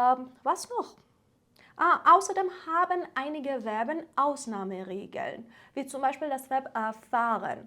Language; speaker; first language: German; non-native, fluent; Persian